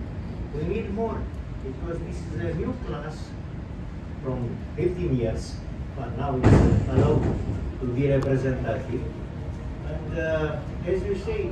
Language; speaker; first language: English; non-native, learner; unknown